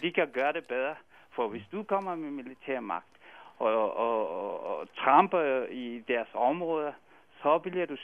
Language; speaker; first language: Danish; non-native, fluent; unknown